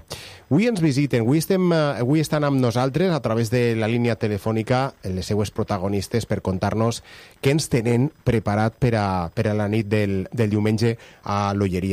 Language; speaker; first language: Catalan; native; Catalan